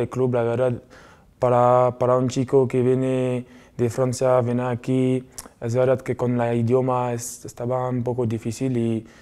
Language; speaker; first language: Spanish; non-native, fluent; French